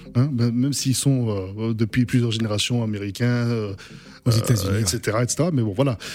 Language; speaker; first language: French; native; French